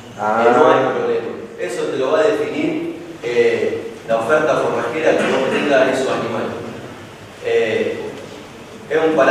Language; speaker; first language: Spanish; native; Spanish